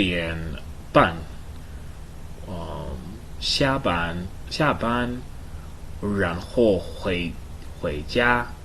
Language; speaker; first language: Chinese; non-native, learner; English